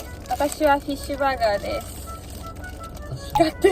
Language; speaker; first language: Japanese; native; Japanese